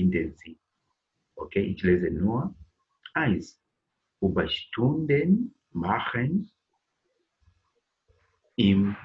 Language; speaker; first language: German; non-native, learner; English